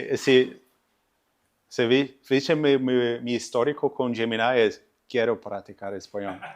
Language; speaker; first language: Spanish; non-native, learner; Portuguese